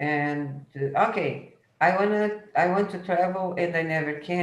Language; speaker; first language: English; non-native, learner; Portuguese